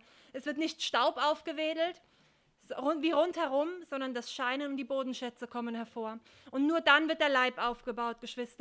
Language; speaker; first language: German; native; German